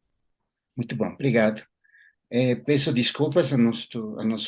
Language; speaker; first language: Portuguese; non-native, fluent; Spanish